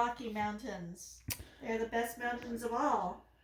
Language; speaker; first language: English; native; English